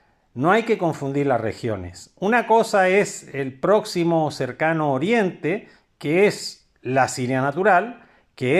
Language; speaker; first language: Spanish; native; Spanish